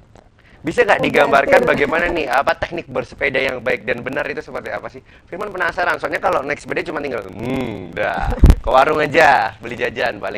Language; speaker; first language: Indonesian; native; Indonesian